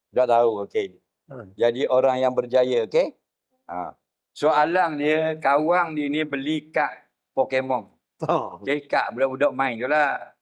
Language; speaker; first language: Malay; native; Malay